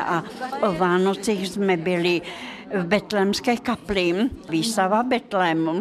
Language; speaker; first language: Czech; non-native, fluent; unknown